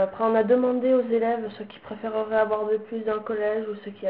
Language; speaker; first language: French; native; French